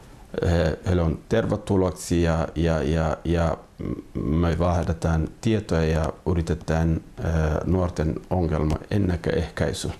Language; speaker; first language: Finnish; non-native, fluent; Somali